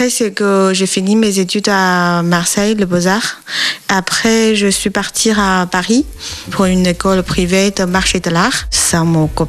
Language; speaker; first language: French; non-native, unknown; Chinese